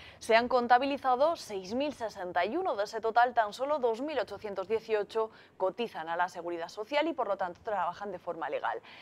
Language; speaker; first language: Spanish; native; Spanish